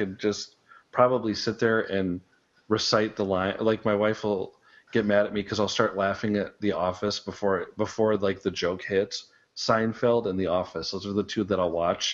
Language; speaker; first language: English; native; English